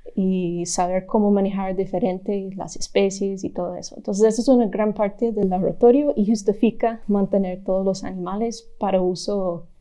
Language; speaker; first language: Spanish; non-native, fluent; English